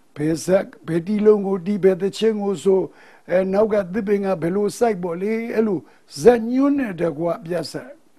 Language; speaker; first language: Burmese; native; Burmese